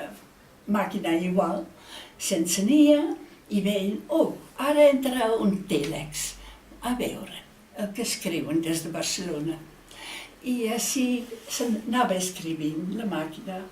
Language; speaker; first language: Catalan; non-native, fluent; Dutch